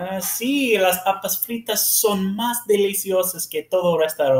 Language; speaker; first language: Spanish; non-native, learner; English